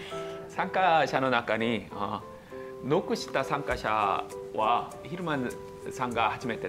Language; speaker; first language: Japanese; non-native, fluent; Korean